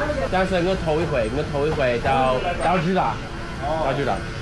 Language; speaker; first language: Chinese; non-native, fluent; English